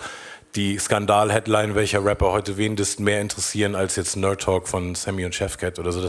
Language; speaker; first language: German; native; German